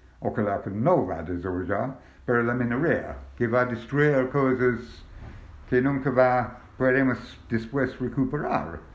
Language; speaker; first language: Spanish; non-native, learner; English